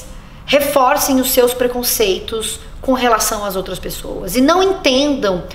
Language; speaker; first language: Portuguese; native; Portuguese